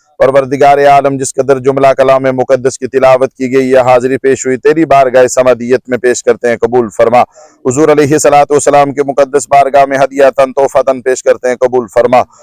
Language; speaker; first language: Urdu; non-native, local second language; Pahari-Potwari